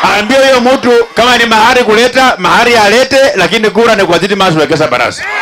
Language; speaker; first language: Swahili; non-native, local second language; Luyia